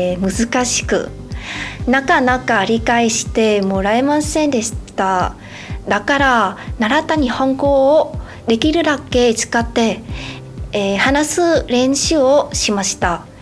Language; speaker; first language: Japanese; non-native, learner; Vietnamese